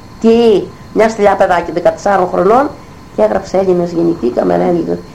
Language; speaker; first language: Greek; native; Greek